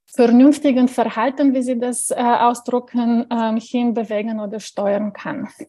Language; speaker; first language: German; non-native, fluent; Bulgarian